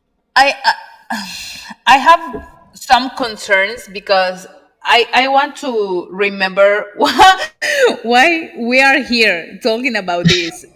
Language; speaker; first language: English; non-native, learner; Spanish